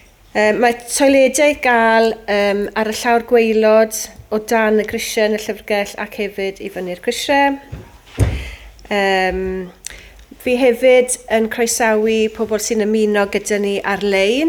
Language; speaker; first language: Welsh; native; Welsh